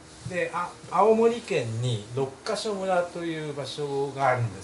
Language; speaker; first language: Japanese; native; Japanese